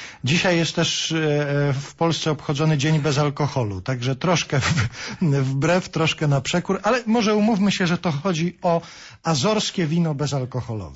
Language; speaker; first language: Polish; native; Polish